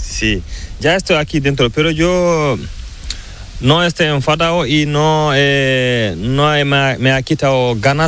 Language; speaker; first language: Spanish; non-native, learner; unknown